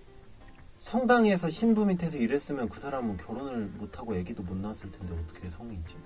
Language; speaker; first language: Korean; native; Korean